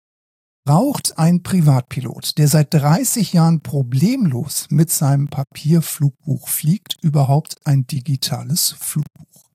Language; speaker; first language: German; native; German